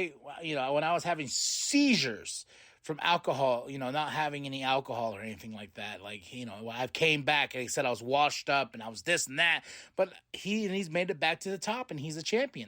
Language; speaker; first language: English; native; English